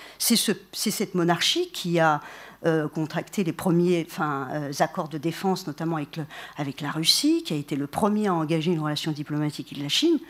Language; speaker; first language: French; native; French